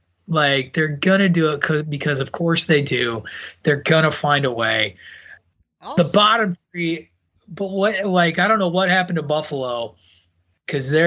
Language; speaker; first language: English; native; English